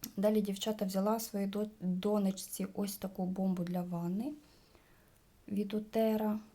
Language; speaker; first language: Ukrainian; non-native, local second language; Russian